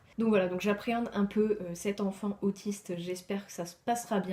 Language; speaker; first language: French; native; French